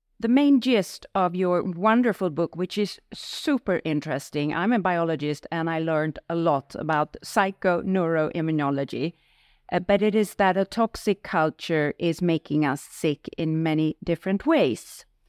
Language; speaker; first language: English; non-native, fluent; Swedish